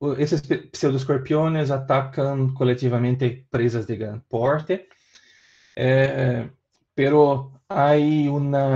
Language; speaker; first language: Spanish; non-native, learner; Portuguese